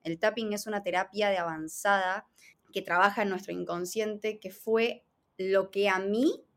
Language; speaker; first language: Spanish; native; Spanish